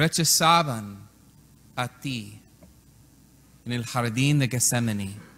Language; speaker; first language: Spanish; non-native, learner; English